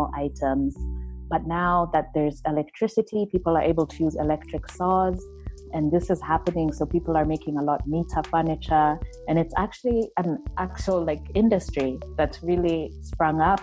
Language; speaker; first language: English; non-native, local second language; Luo (Kenya and Tanzania)